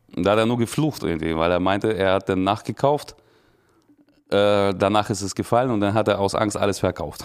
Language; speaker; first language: German; native; German